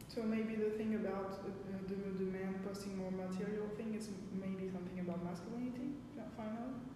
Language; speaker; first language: English; non-native, learner; French